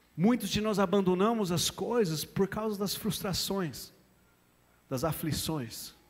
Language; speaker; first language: Portuguese; non-native, fluent; English